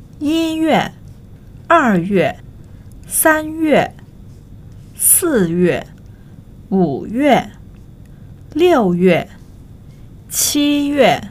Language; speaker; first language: Chinese; non-native, fluent; Thai